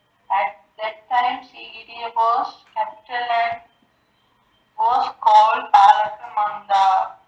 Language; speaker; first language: English; non-native, learner; Sinhala